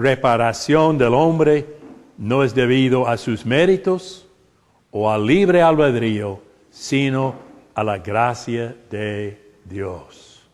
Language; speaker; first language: Spanish; non-native, fluent; English